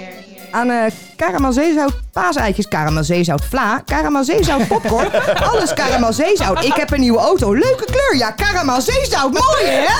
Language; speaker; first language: Dutch; native; Dutch